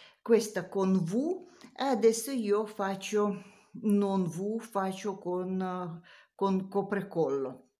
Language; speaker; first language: Italian; non-native, learner; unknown